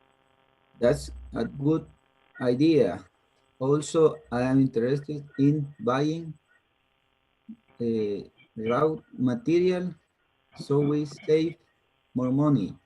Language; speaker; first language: English; non-native, learner; Spanish